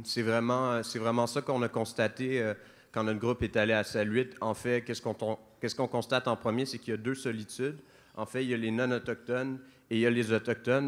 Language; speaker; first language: French; native; French